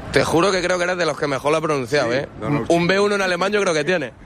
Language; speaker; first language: Spanish; native; Spanish